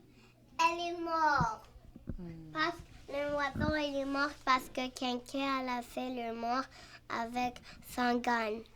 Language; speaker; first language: French; non-native, local second language; English